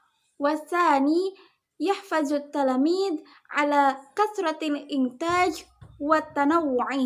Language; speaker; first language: Arabic; non-native, learner; Indonesian